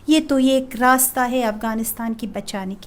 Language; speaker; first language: Hindi; non-native, fluent; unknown